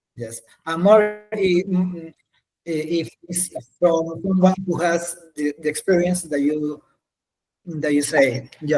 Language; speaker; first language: English; non-native, learner; Spanish